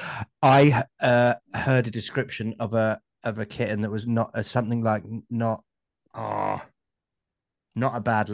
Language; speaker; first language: English; native; English